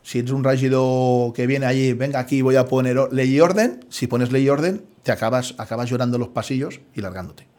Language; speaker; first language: Spanish; non-native, local second language; Catalan